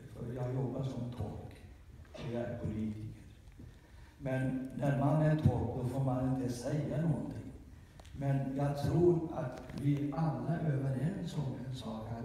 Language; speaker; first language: Swedish; non-native, fluent; Kurdish